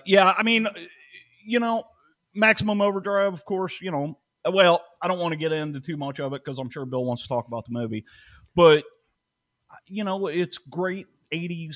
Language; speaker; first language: English; native; English